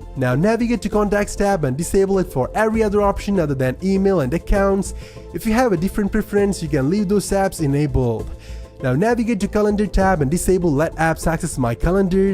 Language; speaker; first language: English; non-native, fluent; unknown